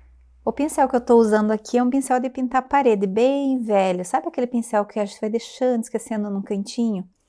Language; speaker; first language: Portuguese; native; Portuguese